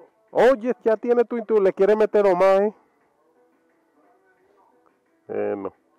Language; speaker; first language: Spanish; early bilingual, heritage; Spanish